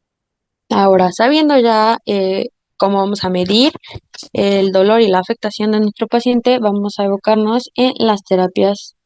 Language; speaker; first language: Spanish; native; Spanish